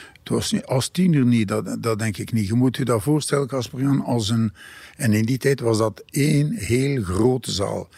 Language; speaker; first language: Dutch; native; Dutch